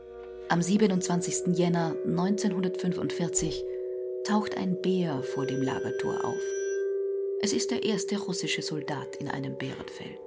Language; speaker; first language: German; native; German